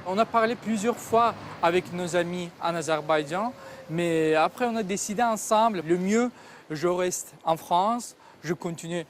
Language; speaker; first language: French; non-native, fluent; Azerbaijani